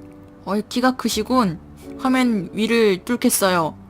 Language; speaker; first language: Korean; native; Korean